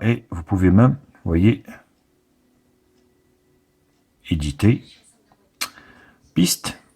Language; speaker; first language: French; native; French